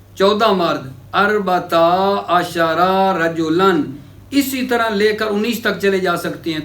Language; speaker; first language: Urdu; native; Urdu